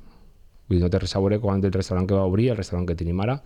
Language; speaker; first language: Catalan; native; Catalan